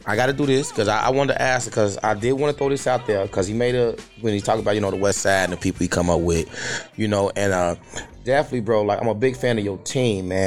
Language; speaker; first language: English; native; English